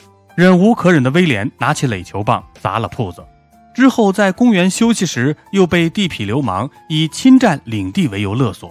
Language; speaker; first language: Chinese; native; Chinese